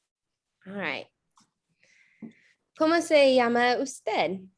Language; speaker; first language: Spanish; non-native, learner; English